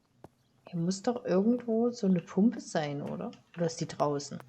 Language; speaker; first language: German; native; German